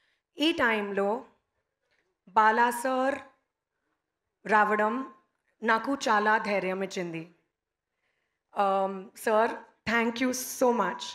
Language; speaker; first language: Telugu; non-native, learner; Hindi